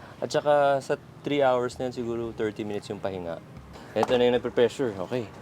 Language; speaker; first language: Filipino; non-native, local second language; Hiligaynon